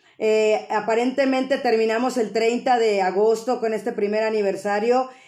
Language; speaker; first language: Spanish; native; Spanish